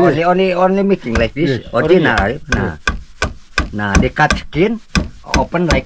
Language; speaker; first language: English; non-native, learner; Indonesian